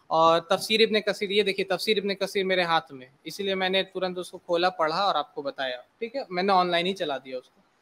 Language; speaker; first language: Hindi; native; Hindi